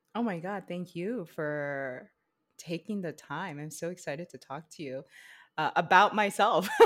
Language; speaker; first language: English; early bilingual, other home language; Chinese